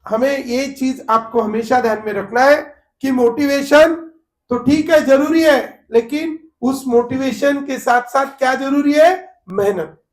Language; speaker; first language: Hindi; non-native, local second language; Marathi